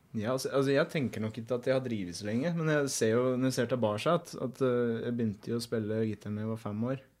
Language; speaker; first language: Norwegian; native; Norwegian